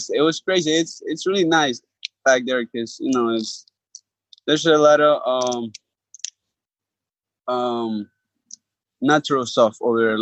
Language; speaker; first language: English; non-native, fluent; Spanish